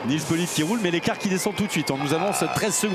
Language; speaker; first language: French; native; French